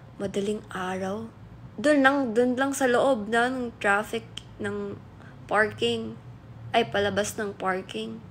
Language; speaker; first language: Filipino; native; Filipino